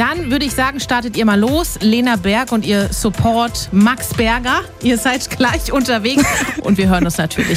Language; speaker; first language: German; native; German